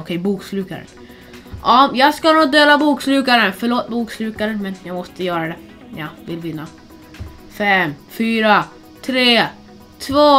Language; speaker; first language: Swedish; non-native, fluent; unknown